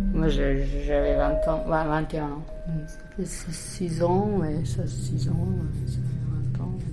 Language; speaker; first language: French; non-native, learner; Persian